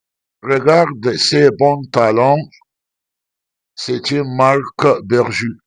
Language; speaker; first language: French; non-native, fluent; Arabic